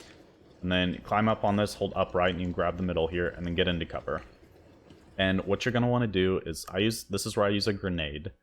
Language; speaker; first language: English; native; English